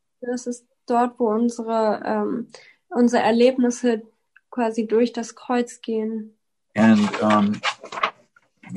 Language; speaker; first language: German; non-native, fluent; English